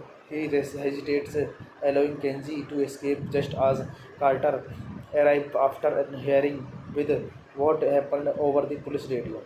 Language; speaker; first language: English; non-native, learner; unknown